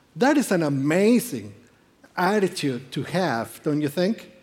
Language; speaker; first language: English; non-native, fluent; Spanish